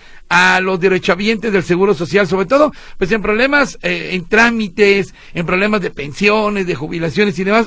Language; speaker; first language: Spanish; native; Spanish